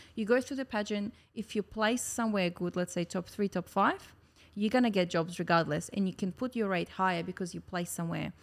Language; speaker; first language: English; non-native, fluent; Russian